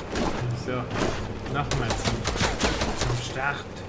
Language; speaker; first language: German; native; German